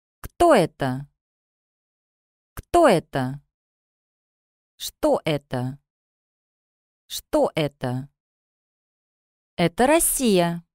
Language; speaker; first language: Russian; non-native, learner; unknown